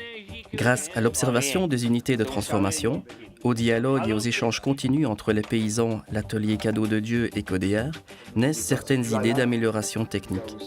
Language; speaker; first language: French; native; French